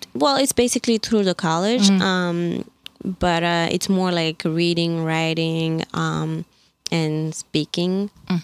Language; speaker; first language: English; non-native, fluent; French